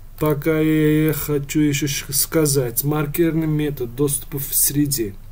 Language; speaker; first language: Russian; non-native, local second language; Uzbek